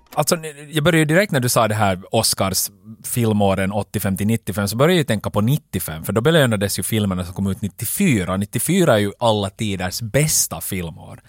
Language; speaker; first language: Swedish; native; Swedish